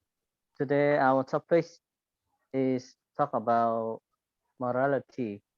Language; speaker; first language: English; non-native, learner; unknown